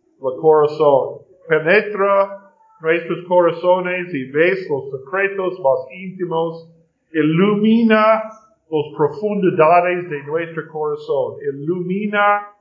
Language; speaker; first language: Spanish; non-native, learner; English